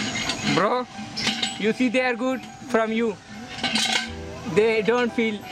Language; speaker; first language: English; non-native, learner; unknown